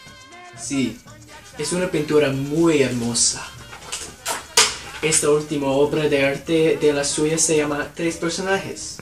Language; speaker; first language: Spanish; non-native, learner; English